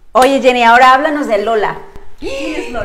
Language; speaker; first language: Spanish; native; Spanish